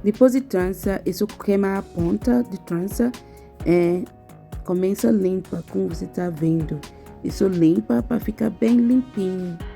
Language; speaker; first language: Portuguese; non-native, learner; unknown